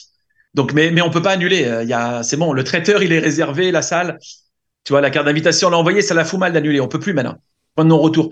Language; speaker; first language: French; native; French